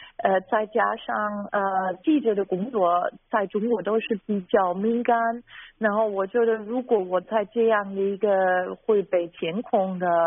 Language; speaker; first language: Chinese; non-native, fluent; German